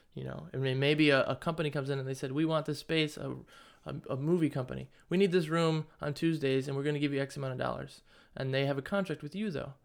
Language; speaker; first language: English; native; English